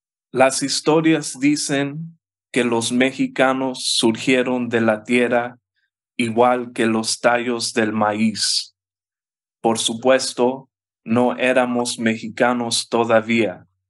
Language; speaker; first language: Spanish; early bilingual, heritage; Spanish